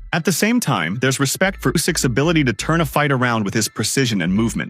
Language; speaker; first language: English; native; English